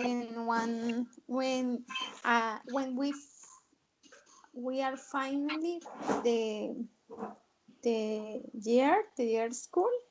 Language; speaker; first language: English; non-native, learner; Spanish